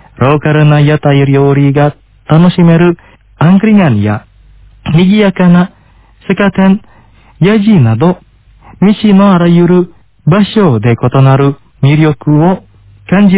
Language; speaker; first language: Japanese; non-native, fluent; Indonesian